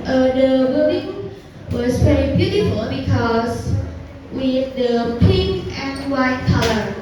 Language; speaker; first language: English; non-native, learner; Indonesian